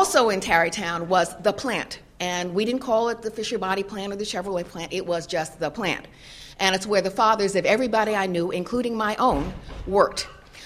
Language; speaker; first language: English; native; English